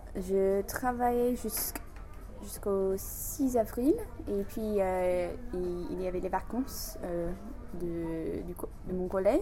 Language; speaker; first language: French; non-native, learner; English